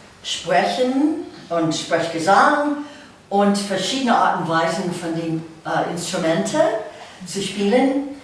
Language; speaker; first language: German; non-native, fluent; English